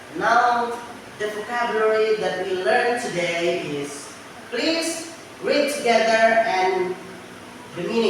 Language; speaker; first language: English; non-native, learner; Indonesian